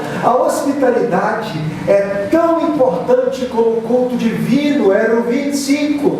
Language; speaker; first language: Portuguese; native; Portuguese